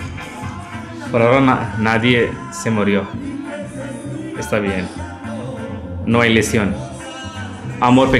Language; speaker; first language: Spanish; non-native, learner; Hindi